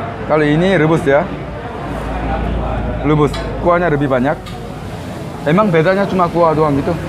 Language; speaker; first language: Indonesian; non-native, fluent; Korean